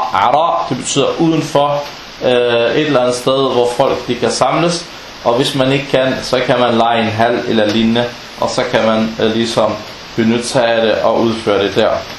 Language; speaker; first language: Danish; non-native, fluent; Arabic